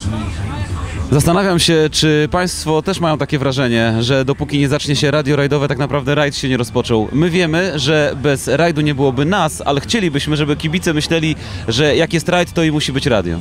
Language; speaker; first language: Polish; native; Polish